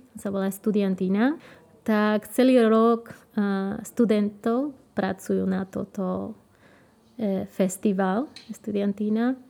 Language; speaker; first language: Slovak; non-native, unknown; Spanish